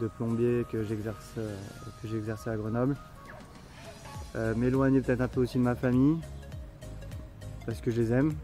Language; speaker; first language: French; native; French